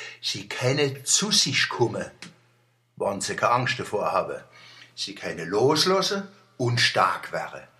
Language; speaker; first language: German; native; German